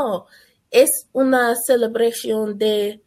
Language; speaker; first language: Spanish; non-native, learner; English